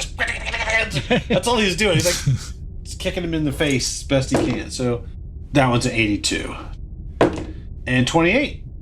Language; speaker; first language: English; native; English